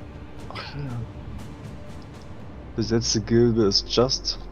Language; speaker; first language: German; native; German